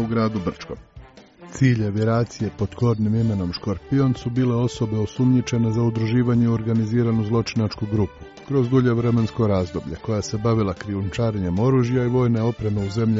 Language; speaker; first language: Croatian; native; Croatian